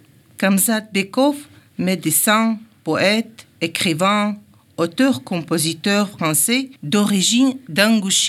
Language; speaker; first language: French; non-native, learner; Ingush